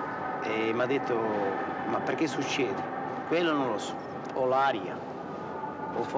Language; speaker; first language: Italian; non-native, learner; French